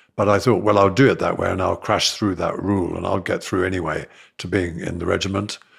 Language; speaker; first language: English; native; English